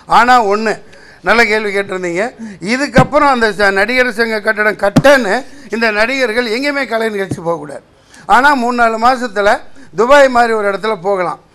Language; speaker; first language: Tamil; native; Tamil